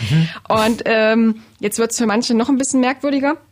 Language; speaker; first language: German; native; German